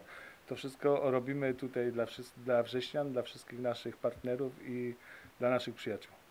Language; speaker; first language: Polish; native; Polish